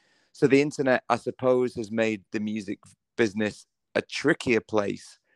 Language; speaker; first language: English; native; English